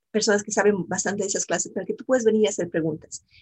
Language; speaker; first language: Spanish; native; Spanish